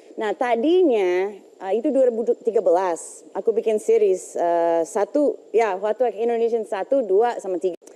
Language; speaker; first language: Indonesian; non-native, fluent; English